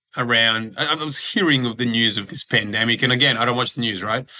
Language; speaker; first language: English; early bilingual, other home language; Croatian